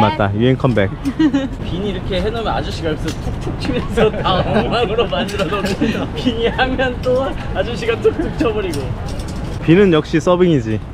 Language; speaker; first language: Korean; native; Korean